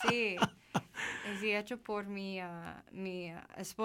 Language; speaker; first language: Spanish; non-native, learner; English